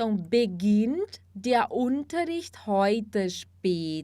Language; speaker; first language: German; non-native, fluent; Portuguese